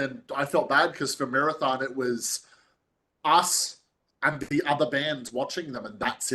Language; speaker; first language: English; native; English